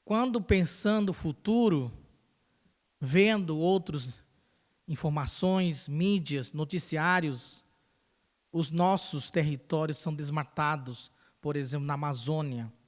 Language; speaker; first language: Portuguese; non-native, local second language; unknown